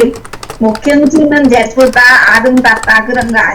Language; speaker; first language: Korean; non-native, learner; Vietnamese